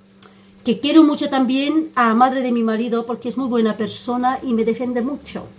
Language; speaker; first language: Spanish; non-native, fluent; Armenian